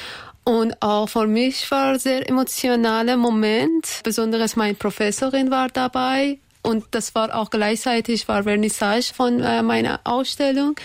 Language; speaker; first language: German; non-native, learner; Persian